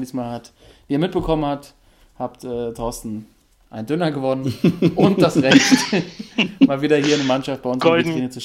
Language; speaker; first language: German; native; German